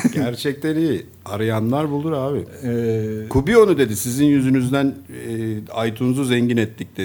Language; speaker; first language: Turkish; native; Turkish